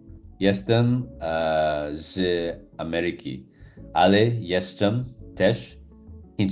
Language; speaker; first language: Polish; non-native, learner; English